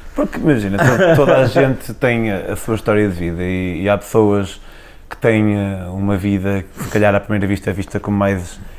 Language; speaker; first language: Portuguese; native; Portuguese